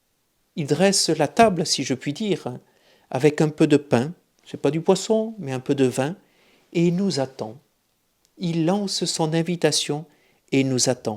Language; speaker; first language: French; native; French